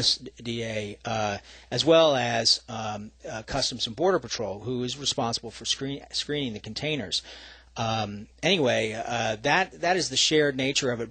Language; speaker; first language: English; native; English